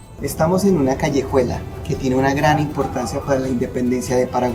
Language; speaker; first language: Spanish; native; Spanish